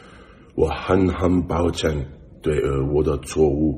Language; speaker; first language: Chinese; non-native, learner; English